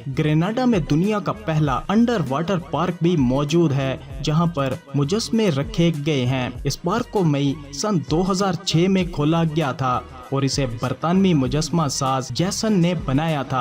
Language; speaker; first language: Urdu; native; Urdu